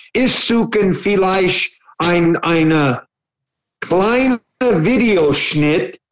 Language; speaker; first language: German; non-native, learner; English